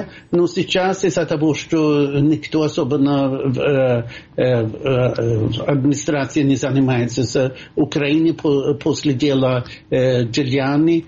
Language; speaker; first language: Russian; non-native, fluent; Swedish